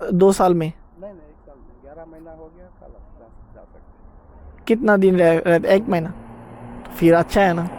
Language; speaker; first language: Hindi; non-native, learner; Bangla